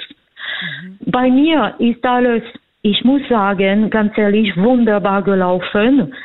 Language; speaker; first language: German; non-native, fluent; French